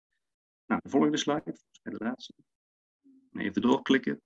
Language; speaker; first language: Dutch; native; Dutch